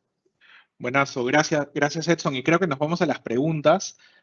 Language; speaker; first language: Spanish; native; Spanish